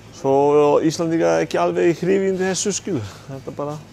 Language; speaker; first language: Icelandic; non-native, learner; Polish